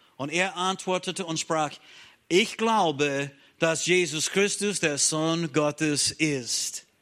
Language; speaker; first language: German; non-native, fluent; English